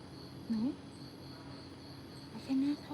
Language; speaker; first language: English; non-native, learner; Vietnamese